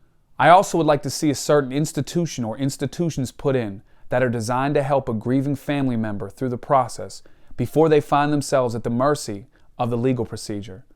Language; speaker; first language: English; native; English